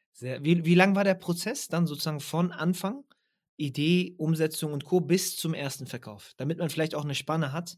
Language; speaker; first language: German; early bilingual, other home language; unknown